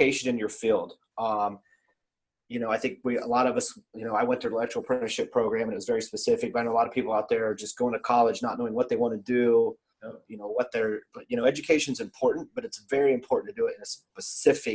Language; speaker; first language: English; native; English